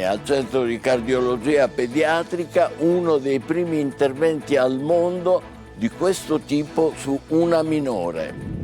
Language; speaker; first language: Italian; native; Italian